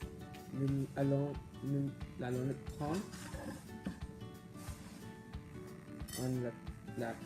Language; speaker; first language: French; non-native, learner; English